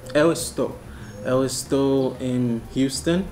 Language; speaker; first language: Portuguese; non-native, learner; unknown